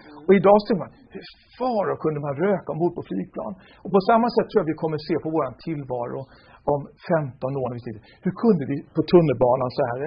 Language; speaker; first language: Swedish; native; Swedish